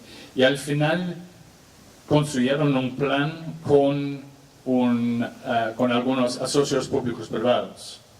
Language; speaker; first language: Spanish; non-native, fluent; English